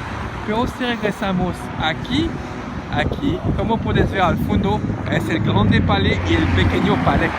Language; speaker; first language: Spanish; non-native, learner; French